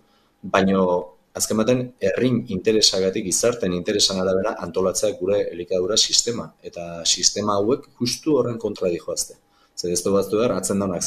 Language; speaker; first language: Basque; native; Basque